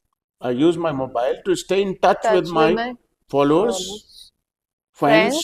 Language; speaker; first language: English; non-native, local second language; Hindi